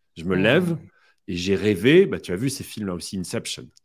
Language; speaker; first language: French; native; French